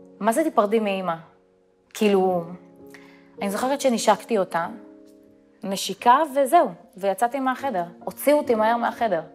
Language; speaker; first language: Hebrew; early bilingual, other home language; Russian